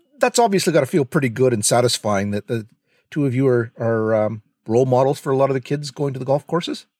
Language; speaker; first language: English; native; English